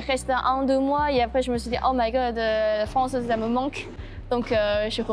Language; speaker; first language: French; non-native, learner; Chinese